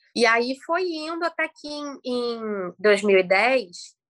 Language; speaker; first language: Portuguese; native; Portuguese